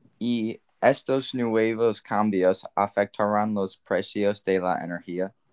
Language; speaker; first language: Spanish; non-native, learner; English